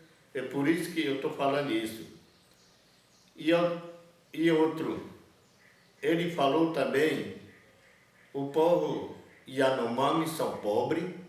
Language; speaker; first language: Portuguese; non-native, local second language; Yanomámi